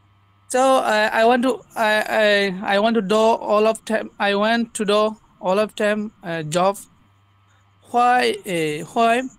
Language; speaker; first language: English; non-native, learner; Bangla